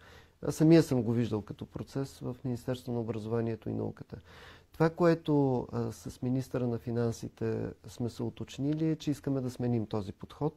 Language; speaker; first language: Bulgarian; native; Bulgarian